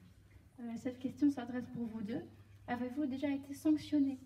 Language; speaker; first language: French; native; French